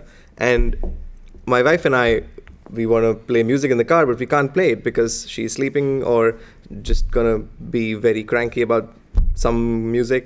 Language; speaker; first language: English; non-native, local second language; Hindi